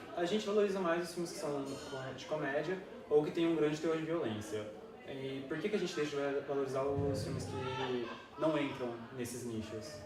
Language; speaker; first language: Portuguese; native; Portuguese